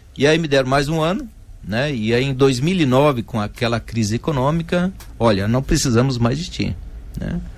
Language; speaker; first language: Portuguese; native; Portuguese